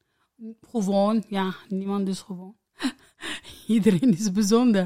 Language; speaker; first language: Dutch; non-native, learner; Arabic